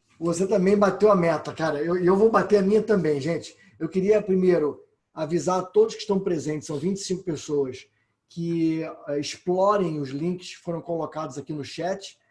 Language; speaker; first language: Portuguese; native; Portuguese